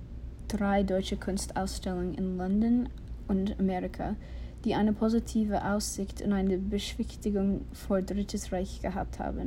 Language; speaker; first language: German; non-native, learner; English